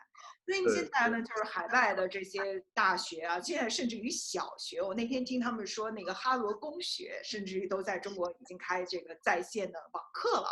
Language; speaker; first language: Chinese; native; Chinese